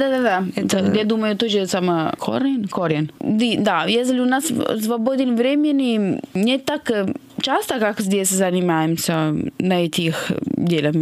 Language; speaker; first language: Russian; non-native, fluent; Italian